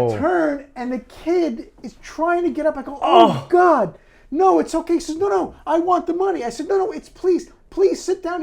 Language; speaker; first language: English; native; English